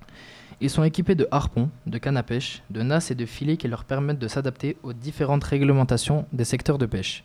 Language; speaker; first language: French; native; French